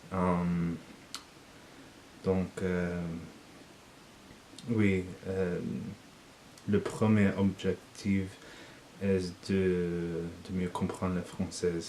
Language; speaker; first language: French; non-native, learner; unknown